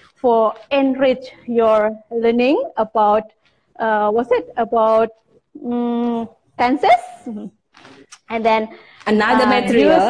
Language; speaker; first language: English; non-native, fluent; Indonesian